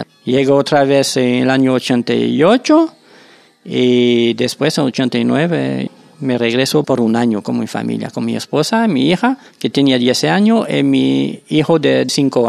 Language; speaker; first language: Spanish; non-native, fluent; French